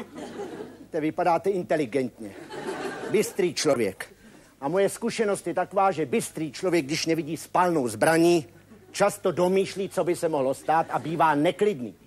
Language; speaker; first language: Czech; native; Czech